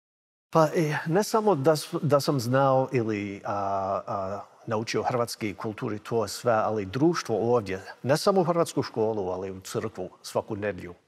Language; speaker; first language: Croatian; early bilingual, heritage; English